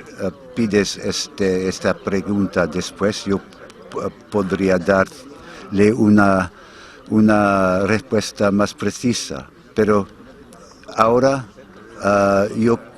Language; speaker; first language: Spanish; non-native, fluent; English